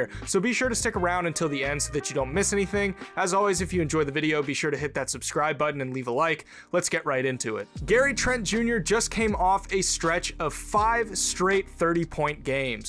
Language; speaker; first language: English; native; English